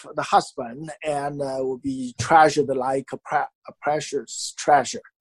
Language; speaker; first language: English; non-native, fluent; Chinese